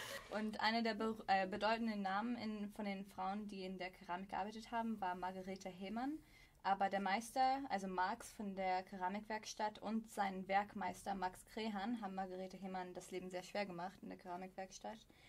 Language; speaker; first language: German; native; German